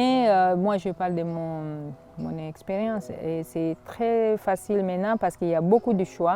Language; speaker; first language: French; non-native, fluent; Swahili